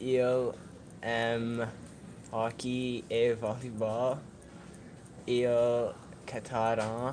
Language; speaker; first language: French; non-native, learner; English